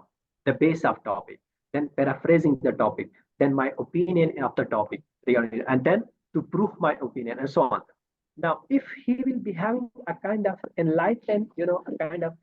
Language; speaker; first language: English; non-native, fluent; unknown